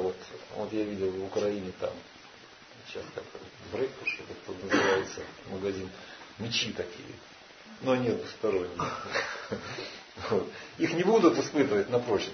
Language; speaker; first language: Russian; native; Russian